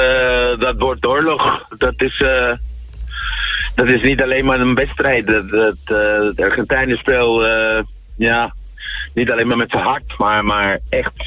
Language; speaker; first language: Dutch; non-native, fluent; Spanish